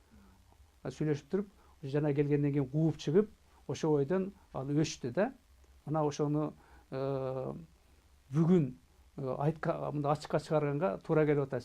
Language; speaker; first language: Kyrgyz; native; Kyrgyz